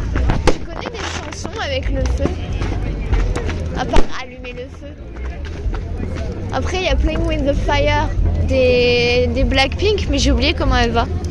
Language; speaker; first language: French; native; French